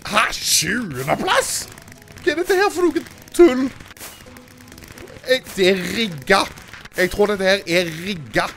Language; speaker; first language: Norwegian; native; Norwegian